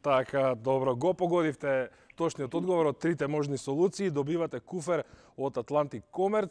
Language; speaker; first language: Macedonian; native; Macedonian